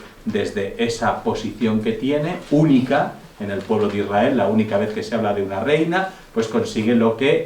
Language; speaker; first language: Spanish; native; Spanish